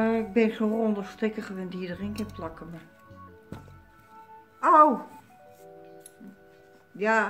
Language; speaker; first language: Dutch; native; Dutch